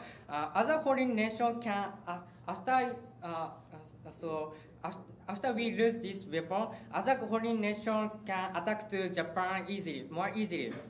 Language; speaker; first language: English; non-native, learner; Japanese